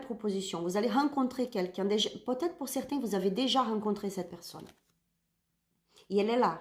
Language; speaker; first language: French; non-native, learner; Spanish